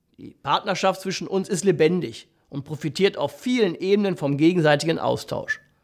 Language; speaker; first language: German; native; German